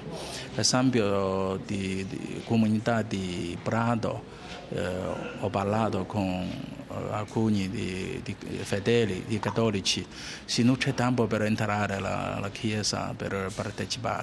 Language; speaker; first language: Italian; non-native, learner; Chinese